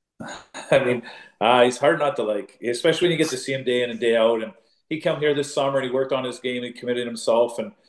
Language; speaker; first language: English; native; English